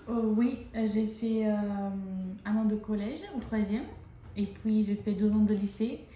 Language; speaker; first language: French; non-native, fluent; Armenian